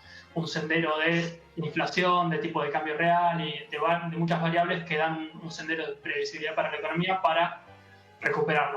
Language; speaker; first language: Spanish; native; Spanish